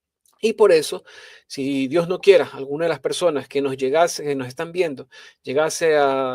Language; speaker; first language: Spanish; native; Spanish